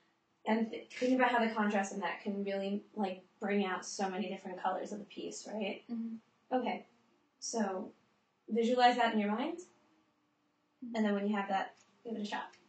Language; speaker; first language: English; native; English